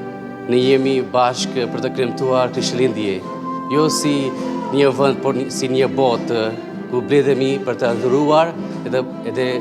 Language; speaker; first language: Albanian; non-native, fluent; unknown